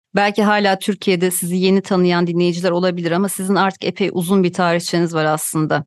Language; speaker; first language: Turkish; native; Turkish